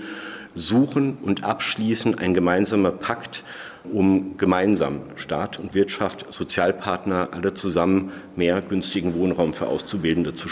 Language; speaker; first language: German; native; German